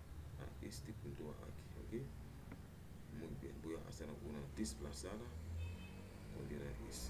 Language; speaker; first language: Spanish; non-native, learner; Haitian Creole